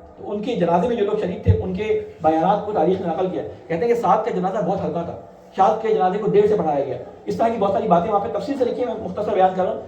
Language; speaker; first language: Urdu; native; Urdu